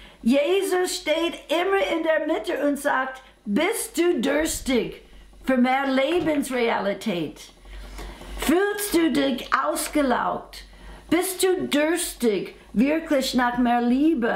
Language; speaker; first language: German; non-native, fluent; English